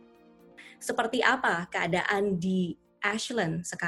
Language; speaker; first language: Indonesian; native; Indonesian